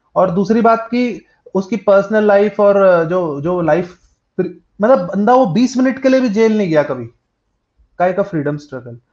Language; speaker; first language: Hindi; native; Hindi